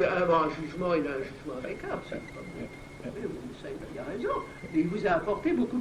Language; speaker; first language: French; native; French